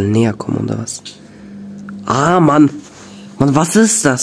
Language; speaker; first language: German; early bilingual, other home language; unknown